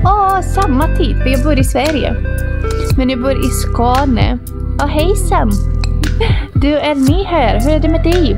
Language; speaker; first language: Swedish; early bilingual, other home language; Greek